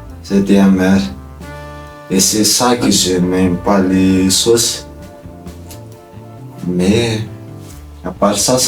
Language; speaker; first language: French; non-native, local second language; Malagasy